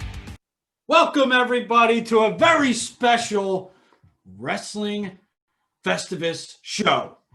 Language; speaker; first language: English; native; English